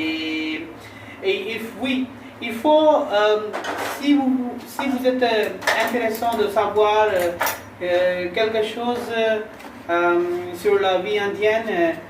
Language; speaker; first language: French; non-native, fluent; Hindi